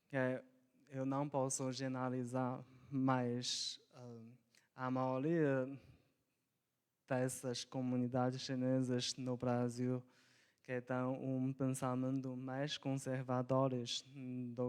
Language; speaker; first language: Portuguese; non-native, local second language; Chinese